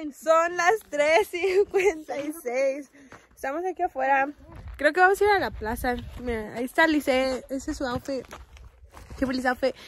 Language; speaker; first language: Spanish; early bilingual, heritage; Spanish